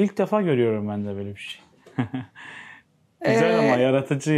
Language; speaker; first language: Turkish; native; Turkish